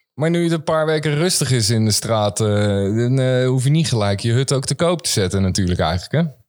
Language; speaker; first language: Dutch; native; Dutch